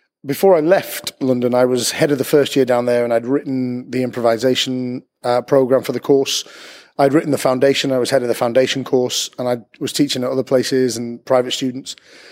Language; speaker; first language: English; native; English